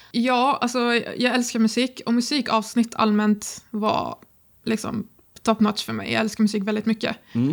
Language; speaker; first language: Swedish; non-native, fluent; Arabic